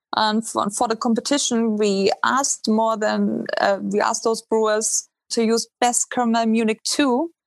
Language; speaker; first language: English; non-native, fluent; German